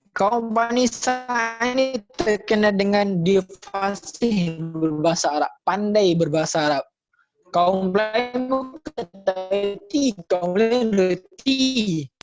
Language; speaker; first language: Malay; native; Malay